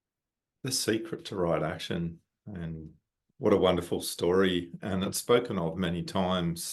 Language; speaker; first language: English; native; English